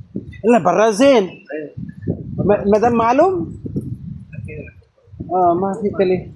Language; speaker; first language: Arabic; non-native, learner; Bangla